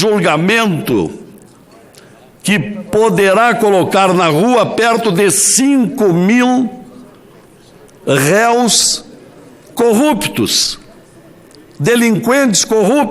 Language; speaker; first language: Portuguese; native; Portuguese